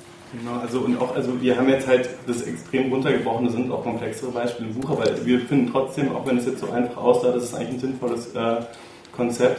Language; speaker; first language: German; native; German